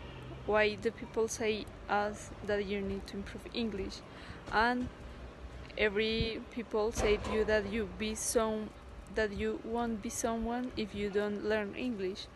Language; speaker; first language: English; non-native, learner; Spanish